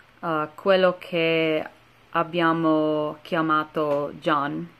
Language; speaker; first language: Italian; non-native, learner; English